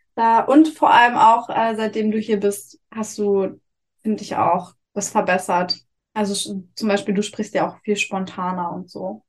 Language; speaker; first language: German; native; German